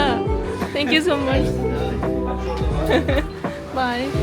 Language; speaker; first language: English; non-native, learner; Japanese